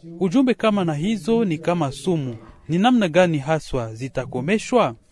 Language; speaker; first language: Swahili; non-native, local second language; Kinyarwanda